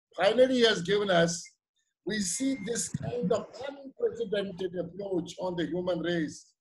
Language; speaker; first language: English; non-native, local second language; Kashmiri